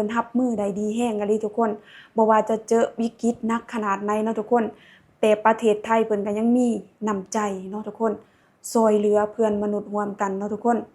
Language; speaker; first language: Thai; non-native, local second language; Lao